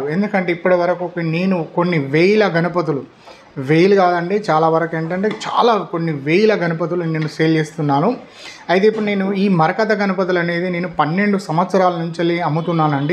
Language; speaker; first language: Telugu; native; Telugu